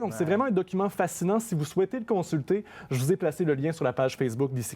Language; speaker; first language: French; native; French